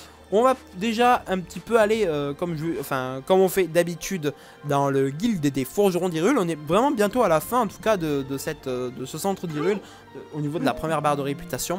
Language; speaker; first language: French; native; French